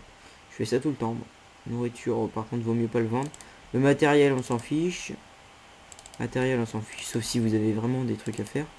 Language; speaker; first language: French; native; French